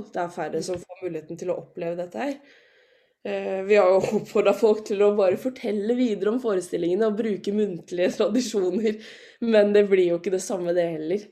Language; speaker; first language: Norwegian; native; Norwegian